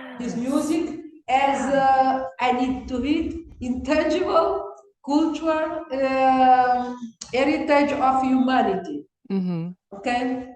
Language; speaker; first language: English; non-native, learner; Kabuverdianu